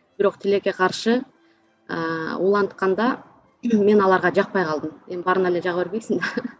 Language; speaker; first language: Kyrgyz; native; Kyrgyz